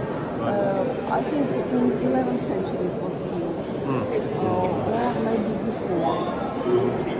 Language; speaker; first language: English; non-native, learner; Ukrainian